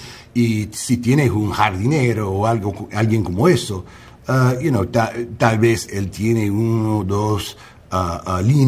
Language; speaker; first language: Spanish; non-native, learner; English